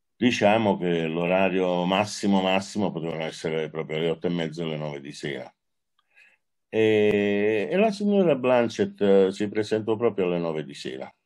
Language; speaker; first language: Italian; native; Italian